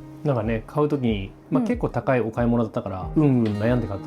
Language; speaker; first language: Japanese; native; Japanese